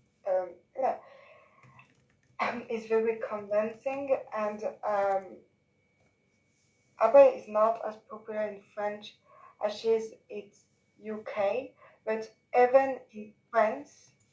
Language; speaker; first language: English; non-native, learner; French